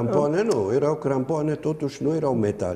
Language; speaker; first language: Romanian; native; Romanian